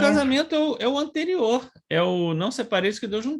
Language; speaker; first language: Portuguese; native; Portuguese